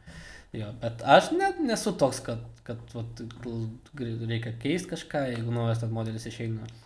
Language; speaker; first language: Lithuanian; non-native, local second language; Russian